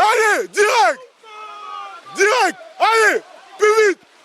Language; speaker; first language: French; native; French